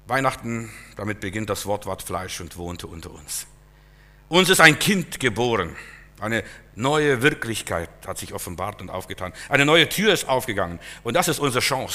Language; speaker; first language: German; native; German